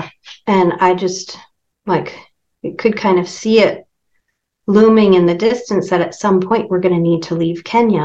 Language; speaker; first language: English; native; English